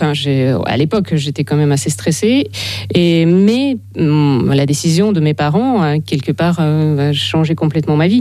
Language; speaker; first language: French; non-native, fluent; Ukrainian